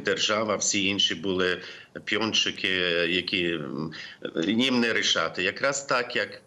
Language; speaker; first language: Ukrainian; early bilingual, heritage; Ukrainian